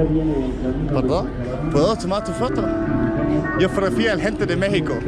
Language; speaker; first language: Spanish; non-native, learner; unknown